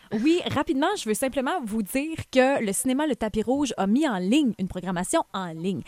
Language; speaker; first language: French; native; French